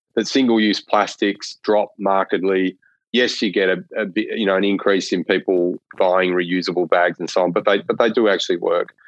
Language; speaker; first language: English; native; English